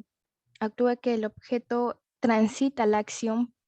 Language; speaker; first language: Spanish; native; Spanish